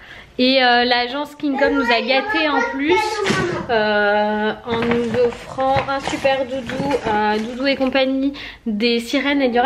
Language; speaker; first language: French; native; French